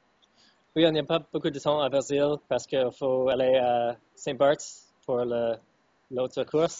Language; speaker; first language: French; non-native, fluent; English